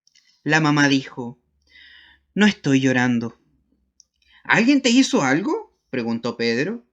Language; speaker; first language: Spanish; native; Spanish